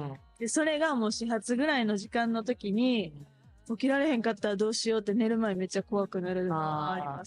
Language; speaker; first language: Japanese; native; Japanese